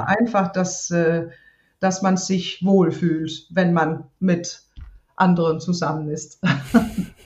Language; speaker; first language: German; non-native, fluent; Danish